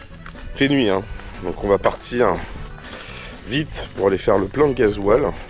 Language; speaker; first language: French; native; French